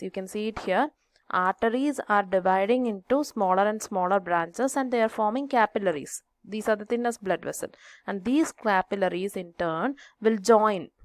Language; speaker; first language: English; non-native, local second language; Malayalam